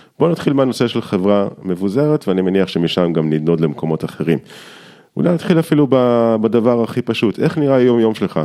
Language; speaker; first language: Hebrew; native; Hebrew